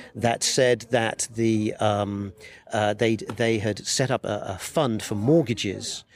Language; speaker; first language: English; native; English